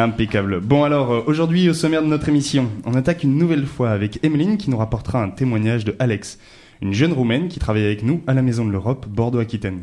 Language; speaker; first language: French; native; French